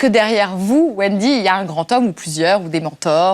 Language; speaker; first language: French; native; French